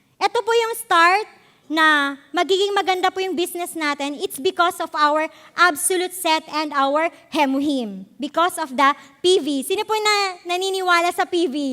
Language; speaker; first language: Filipino; native; Filipino